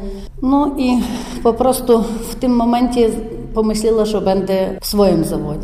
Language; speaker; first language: Polish; non-native, learner; Ukrainian